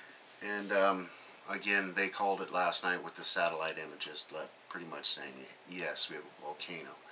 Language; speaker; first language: English; native; English